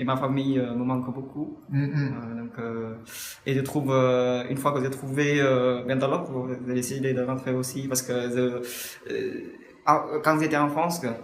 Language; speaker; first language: French; non-native, fluent; Vietnamese